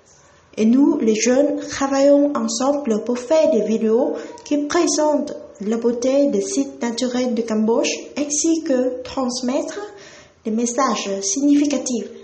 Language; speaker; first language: French; non-native, fluent; Vietnamese